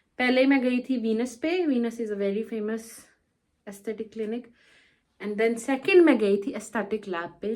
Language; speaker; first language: Urdu; non-native, local second language; Punjabi